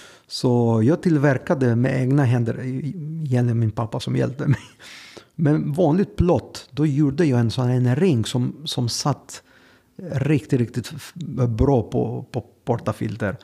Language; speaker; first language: Swedish; non-native, fluent; Greek